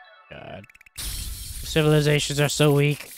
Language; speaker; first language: English; native; English